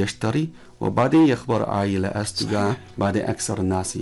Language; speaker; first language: Arabic; non-native, learner; Chinese